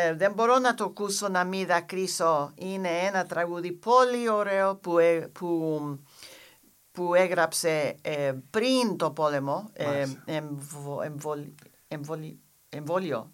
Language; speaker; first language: Greek; non-native, fluent; English